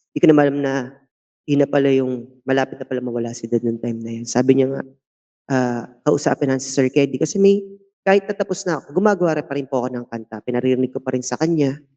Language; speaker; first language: Filipino; native; Filipino